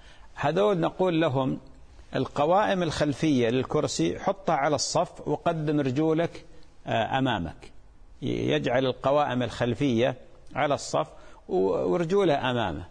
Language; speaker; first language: Arabic; native; Arabic